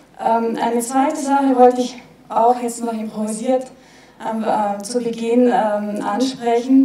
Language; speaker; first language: German; native; German